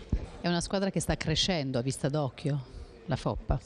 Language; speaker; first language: Italian; native; Italian